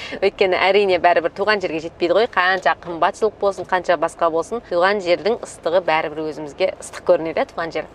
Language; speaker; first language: Kazakh; native; Kazakh